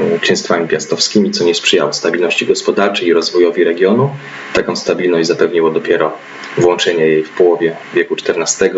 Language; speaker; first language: Polish; native; Polish